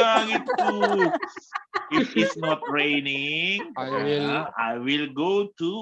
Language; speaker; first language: English; non-native, learner; Indonesian